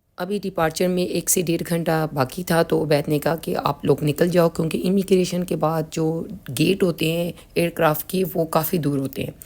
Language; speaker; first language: Urdu; native; Urdu